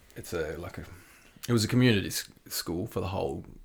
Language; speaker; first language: English; native; English